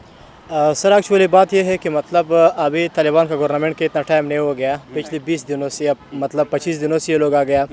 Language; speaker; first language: Hindi; non-native, fluent; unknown